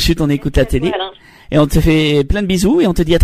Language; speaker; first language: French; native; French